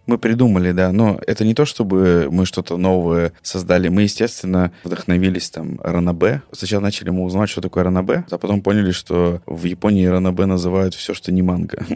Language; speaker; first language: Russian; native; Russian